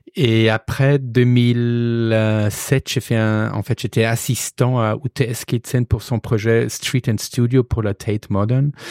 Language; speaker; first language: French; non-native, fluent; German